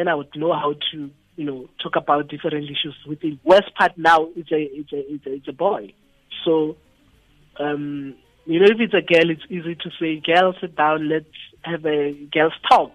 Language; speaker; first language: English; non-native, local second language; Tswana